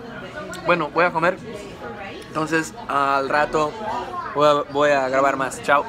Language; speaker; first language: Spanish; non-native, fluent; English